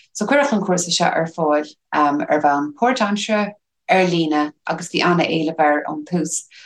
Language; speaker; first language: Irish; native; Irish